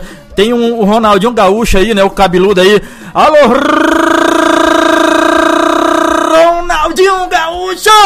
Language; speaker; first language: Portuguese; native; Portuguese